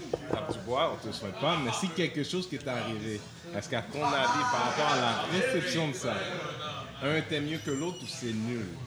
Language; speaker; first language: French; native; French